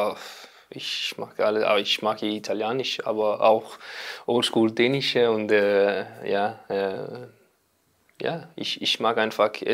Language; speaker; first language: German; non-native, learner; Danish